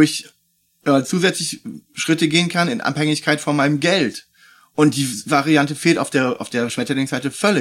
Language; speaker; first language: German; native; German